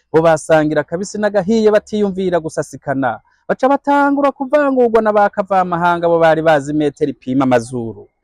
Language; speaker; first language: Rundi; native; Rundi